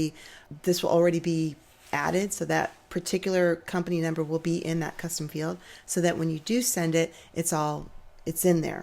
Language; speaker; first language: English; native; English